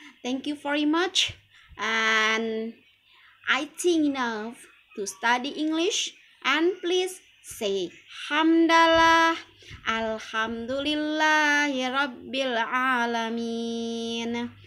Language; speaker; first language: English; non-native, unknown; Indonesian